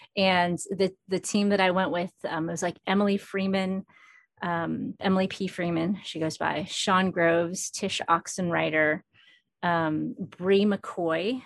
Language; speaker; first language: English; early bilingual, other home language; Filipino